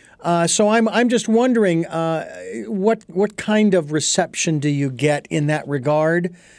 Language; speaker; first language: English; native; English